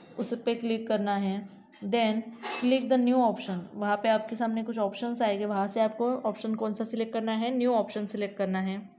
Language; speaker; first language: Hindi; non-native, local second language; Gujarati